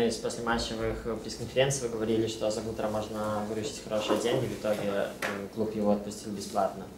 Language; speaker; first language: Russian; native; Russian